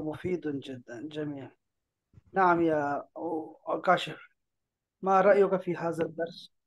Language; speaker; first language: Arabic; non-native, fluent; Urdu